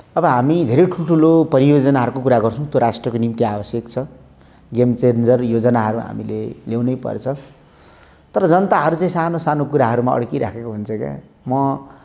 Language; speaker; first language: Nepali; native; Nepali